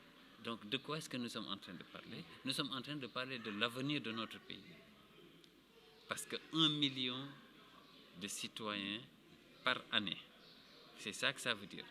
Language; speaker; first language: French; non-native, local second language; Wolof